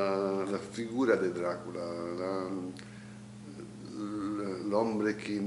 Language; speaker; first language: Spanish; non-native, learner; Italian